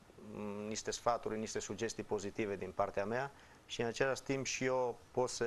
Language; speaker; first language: Romanian; non-native, fluent; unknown